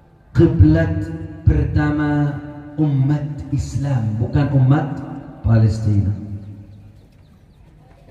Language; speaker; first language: Indonesian; non-native, fluent; Arabic